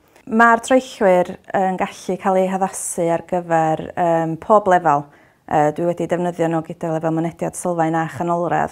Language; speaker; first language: Welsh; native; Welsh